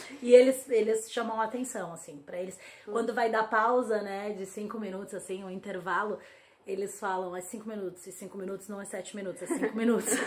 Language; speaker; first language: Portuguese; native; Portuguese